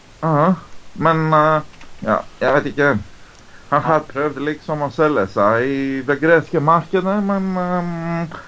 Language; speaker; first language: Norwegian; non-native, fluent; Greek